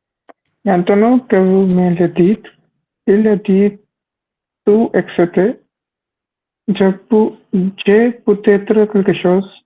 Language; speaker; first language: French; non-native, learner; Hindi